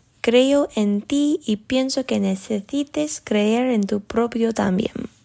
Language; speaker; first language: Spanish; non-native, learner; English